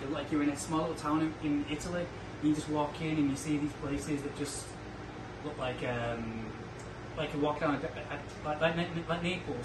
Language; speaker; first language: English; native; English